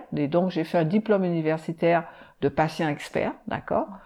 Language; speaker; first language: French; native; French